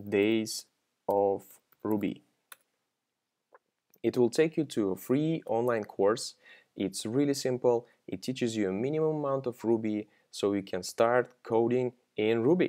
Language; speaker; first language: English; non-native, fluent; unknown